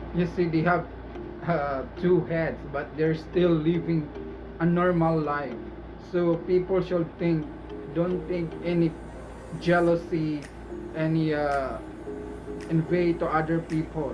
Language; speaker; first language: English; non-native, local second language; Filipino